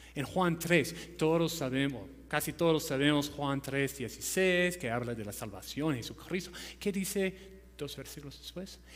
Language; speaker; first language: Spanish; non-native, fluent; English